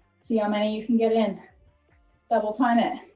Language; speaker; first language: English; native; English